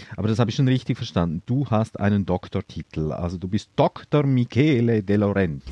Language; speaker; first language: German; native; German